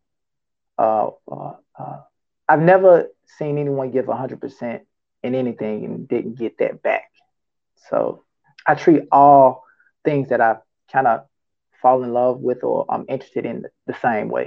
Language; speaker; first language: English; native; English